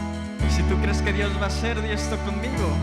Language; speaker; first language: Spanish; native; Spanish